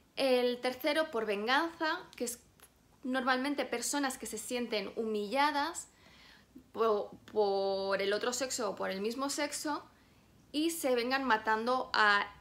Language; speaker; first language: Spanish; native; Spanish